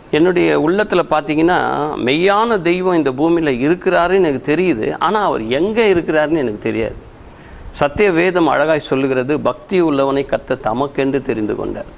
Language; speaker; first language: Tamil; native; Tamil